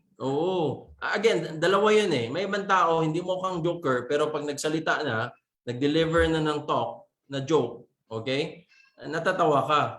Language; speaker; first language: Filipino; non-native, local second language; Cebuano